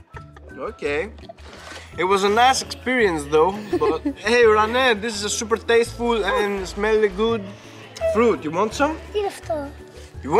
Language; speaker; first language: English; non-native, fluent; Dutch